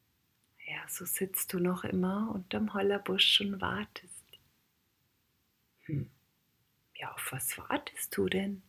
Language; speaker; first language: German; native; German